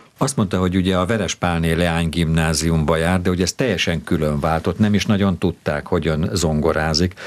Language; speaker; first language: Hungarian; native; Hungarian